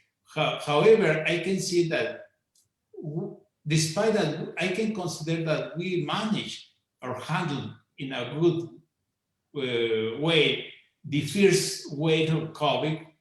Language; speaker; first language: English; non-native, fluent; Spanish